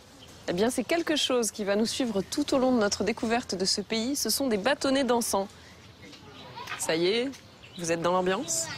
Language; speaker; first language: French; native; French